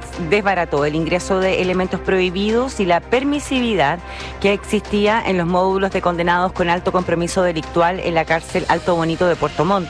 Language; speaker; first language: Spanish; native; Spanish